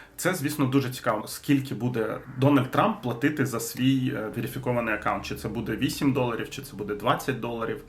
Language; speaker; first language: Ukrainian; non-native, local second language; Russian